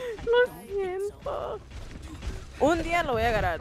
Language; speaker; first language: Spanish; early bilingual, heritage; Spanish